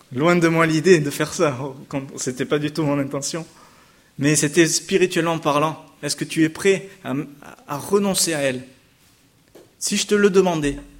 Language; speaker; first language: French; native; French